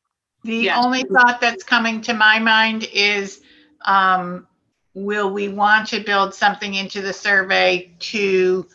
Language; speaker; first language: English; native; English